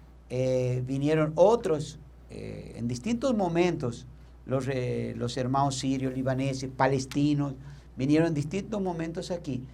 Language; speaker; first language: Portuguese; non-native, learner; Spanish